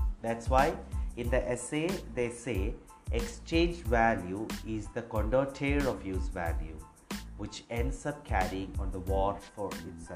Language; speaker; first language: English; non-native, local second language; Malayalam